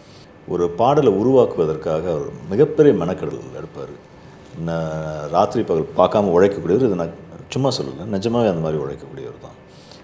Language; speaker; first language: Tamil; native; Tamil